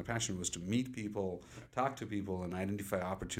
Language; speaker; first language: English; native; English